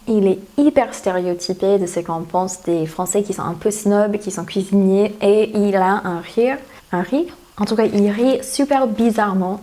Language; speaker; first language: French; non-native, fluent; English